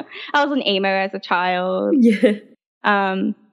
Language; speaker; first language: English; native; English